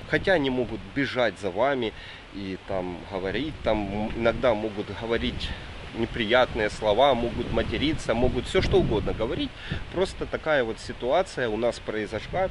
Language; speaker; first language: Russian; native; Russian